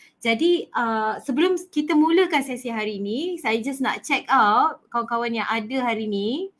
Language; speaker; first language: Malay; native; Malay